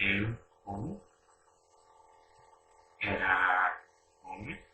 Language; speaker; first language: Portuguese; non-native, learner; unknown